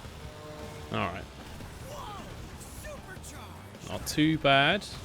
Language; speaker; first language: English; native; English